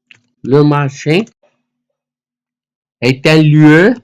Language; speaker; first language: French; non-native, fluent; Arabic